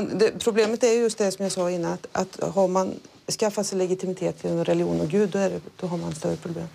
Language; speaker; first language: Swedish; native; Swedish